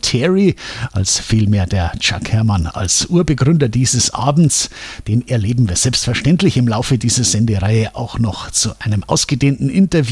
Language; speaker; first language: German; native; German